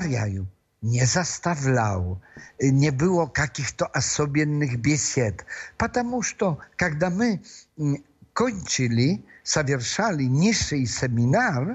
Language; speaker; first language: Russian; non-native, fluent; Polish